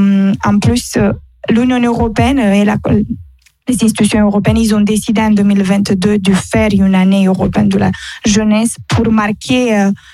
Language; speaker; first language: French; non-native, fluent; Romanian